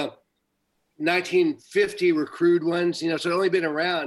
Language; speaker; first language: English; native; English